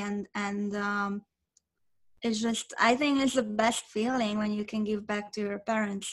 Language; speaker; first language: English; non-native, fluent; Hungarian